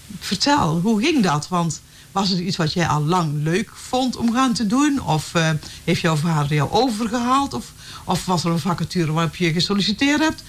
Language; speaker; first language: Dutch; native; Dutch